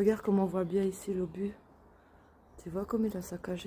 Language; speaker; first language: French; native; French